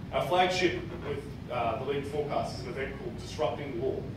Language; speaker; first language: English; native; English